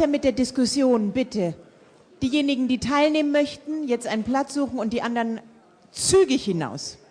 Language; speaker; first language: German; native; German